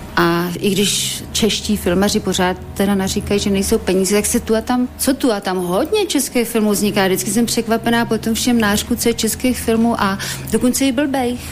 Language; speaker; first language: Czech; native; Czech